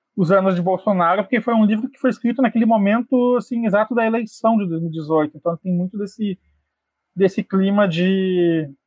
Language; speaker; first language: Portuguese; native; Portuguese